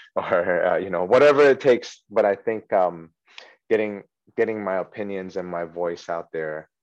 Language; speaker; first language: English; early bilingual, other home language; Chinese